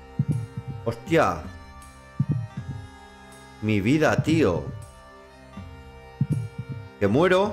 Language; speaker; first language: Spanish; native; Spanish